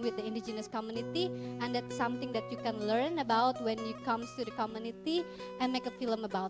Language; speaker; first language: English; non-native, fluent; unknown